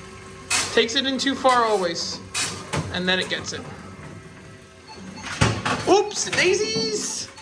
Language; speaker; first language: English; native; English